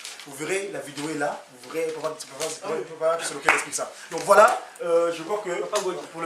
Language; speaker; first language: French; non-native, local second language; Kongo